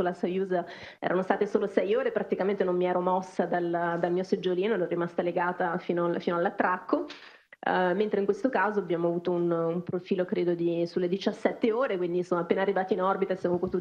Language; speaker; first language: Italian; native; Italian